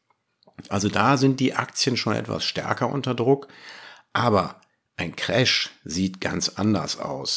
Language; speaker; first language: German; native; German